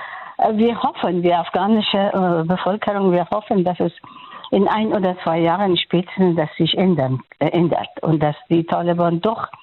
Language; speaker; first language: German; non-native, fluent; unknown